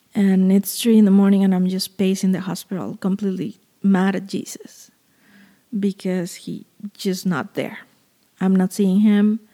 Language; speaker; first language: English; non-native, fluent; Spanish